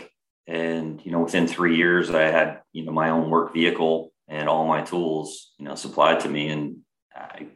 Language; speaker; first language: English; native; English